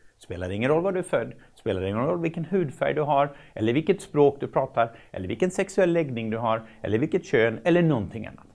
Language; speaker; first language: Swedish; native; Swedish